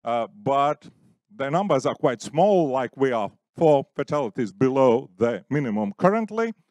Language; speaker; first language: English; non-native, fluent; Latvian